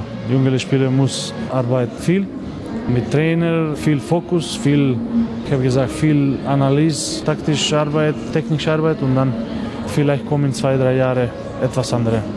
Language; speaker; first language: German; non-native, learner; Macedonian